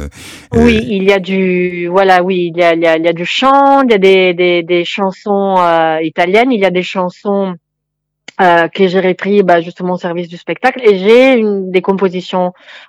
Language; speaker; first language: French; non-native, fluent; Italian